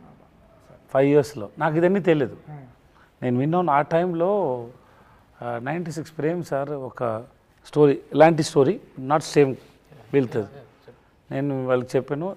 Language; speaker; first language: Telugu; non-native, learner; Tamil